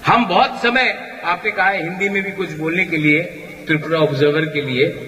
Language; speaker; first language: Hindi; non-native, local second language; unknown